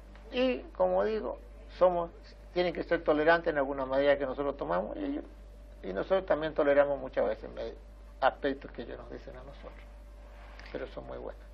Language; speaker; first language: Spanish; native; Spanish